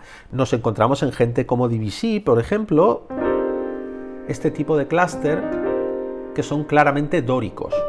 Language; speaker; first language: Spanish; native; Spanish